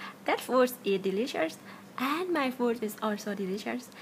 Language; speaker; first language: English; non-native, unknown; Thai